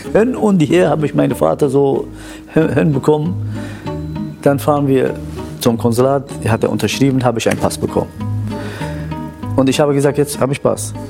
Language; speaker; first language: German; non-native, fluent; Kurdish